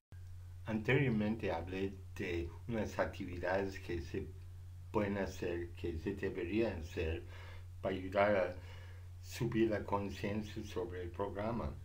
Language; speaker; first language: Spanish; non-native, fluent; English